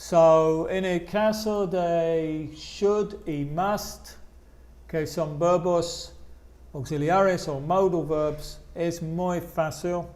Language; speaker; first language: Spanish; non-native, fluent; English